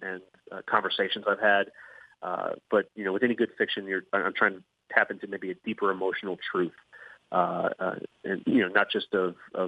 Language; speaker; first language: English; native; English